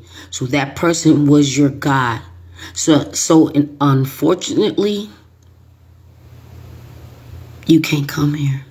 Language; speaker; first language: English; native; English